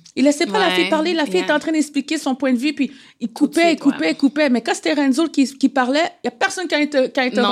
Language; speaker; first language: French; native; French